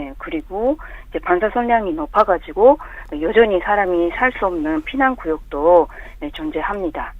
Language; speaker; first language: Korean; non-native, fluent; Japanese